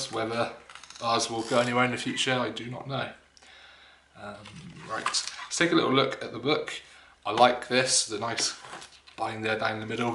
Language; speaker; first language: English; native; English